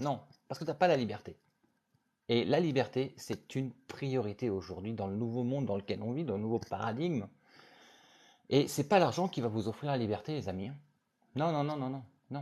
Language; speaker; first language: French; native; French